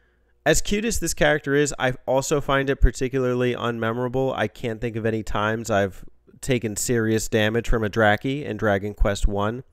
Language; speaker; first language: English; native; English